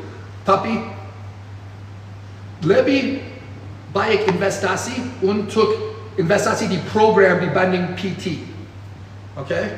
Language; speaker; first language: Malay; non-native, learner; English